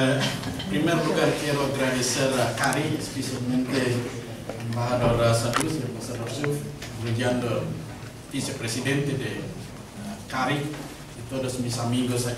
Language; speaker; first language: Spanish; non-native, learner; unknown